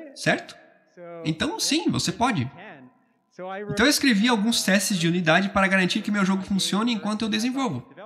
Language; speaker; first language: Portuguese; non-native, fluent; English